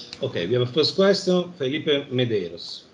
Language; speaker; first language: English; non-native, fluent; Portuguese